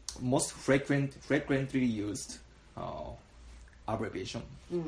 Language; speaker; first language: English; non-native, learner; Japanese